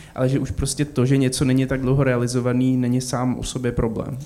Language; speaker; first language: Czech; native; Czech